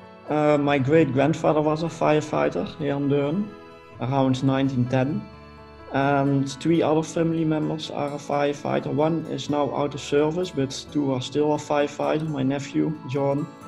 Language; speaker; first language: English; non-native, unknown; Dutch